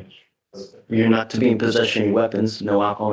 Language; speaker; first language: English; native; English